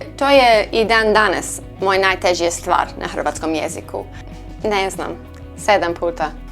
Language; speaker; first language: Croatian; non-native, learner; English